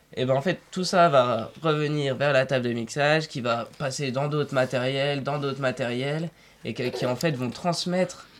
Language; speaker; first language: French; native; French